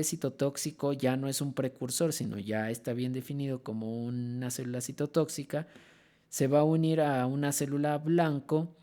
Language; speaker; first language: Spanish; native; Spanish